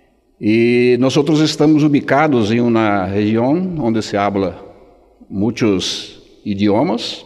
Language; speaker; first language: Spanish; non-native, fluent; Portuguese